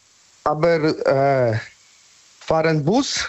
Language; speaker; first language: German; non-native, learner; Polish